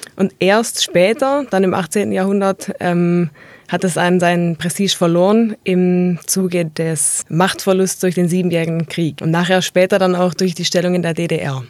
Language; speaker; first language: German; native; German